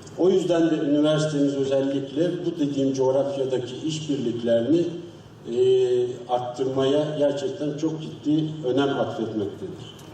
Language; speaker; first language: Turkish; native; Turkish